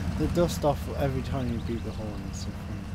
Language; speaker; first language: English; native; English